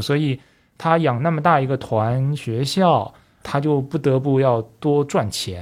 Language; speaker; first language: Chinese; native; Chinese